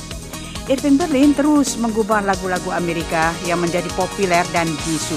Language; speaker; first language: Indonesian; native; Indonesian